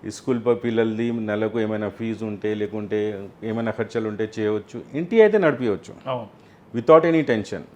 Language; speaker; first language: Telugu; non-native, local second language; Urdu